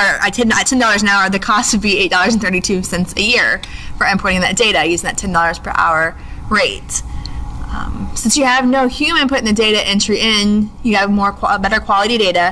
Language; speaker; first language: English; native; English